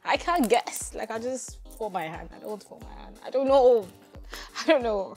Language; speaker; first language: English; non-native, local second language; Igbo